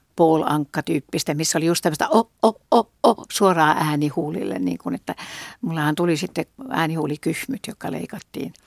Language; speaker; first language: Finnish; native; Finnish